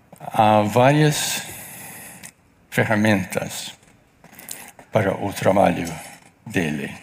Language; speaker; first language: Portuguese; non-native, fluent; English